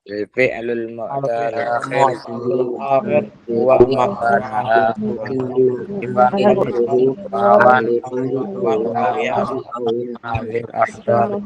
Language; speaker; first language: Arabic; non-native, learner; Indonesian